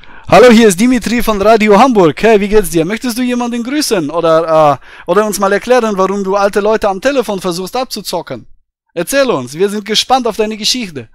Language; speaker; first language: German; native; German